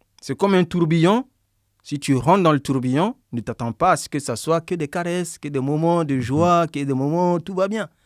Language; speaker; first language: French; non-native, local second language; Bambara